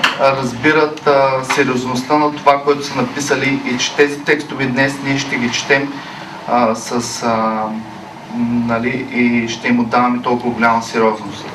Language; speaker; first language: Bulgarian; native; Bulgarian